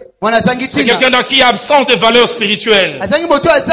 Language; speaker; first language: French; non-native, local second language; Lingala